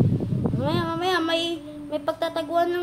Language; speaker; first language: Filipino; native; Filipino